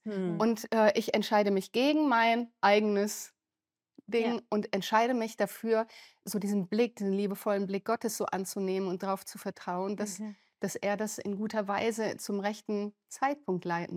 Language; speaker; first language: German; native; German